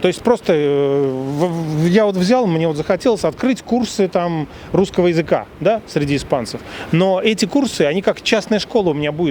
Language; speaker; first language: Russian; native; Russian